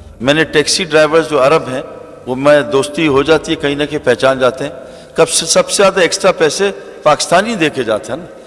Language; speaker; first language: Urdu; native; Urdu